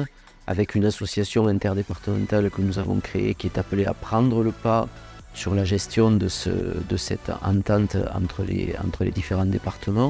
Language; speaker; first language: French; native; French